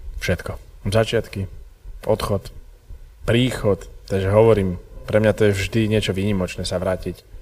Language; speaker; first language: Slovak; native; Slovak